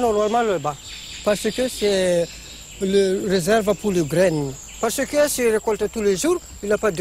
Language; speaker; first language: French; non-native, learner; Malagasy